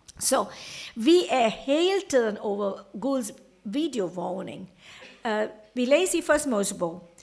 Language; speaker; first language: Danish; non-native, fluent; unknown